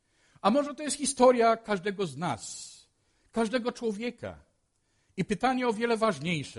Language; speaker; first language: Polish; native; Polish